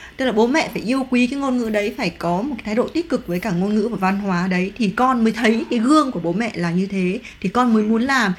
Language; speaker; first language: Vietnamese; native; Vietnamese